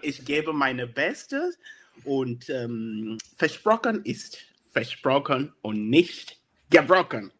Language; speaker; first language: German; non-native, learner; English